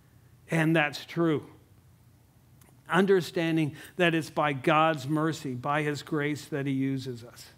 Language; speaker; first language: English; native; English